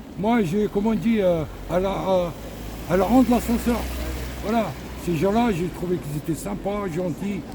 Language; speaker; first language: French; non-native, local second language; Arabic